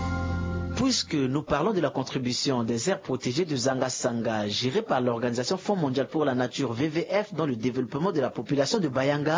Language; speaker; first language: French; non-native, local second language; Sango